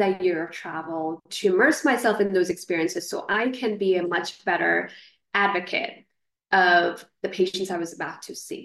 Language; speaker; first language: English; non-native, local second language; Gujarati